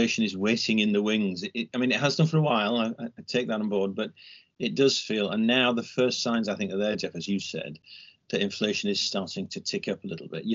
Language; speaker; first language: English; native; English